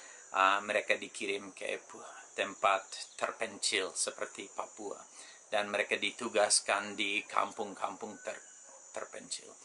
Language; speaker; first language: Indonesian; non-native, fluent; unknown